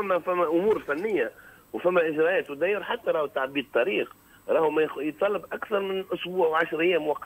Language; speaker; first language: Arabic; native; Arabic